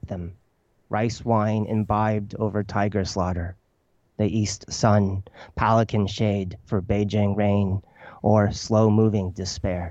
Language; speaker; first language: English; early bilingual, other home language; Chinese